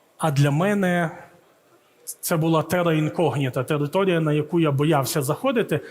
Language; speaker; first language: Ukrainian; early bilingual, heritage; Ukrainian